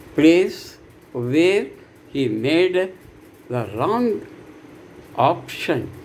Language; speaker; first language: English; non-native, local second language; Telugu